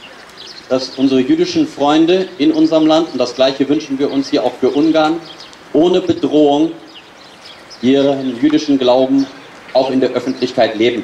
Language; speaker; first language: German; native; German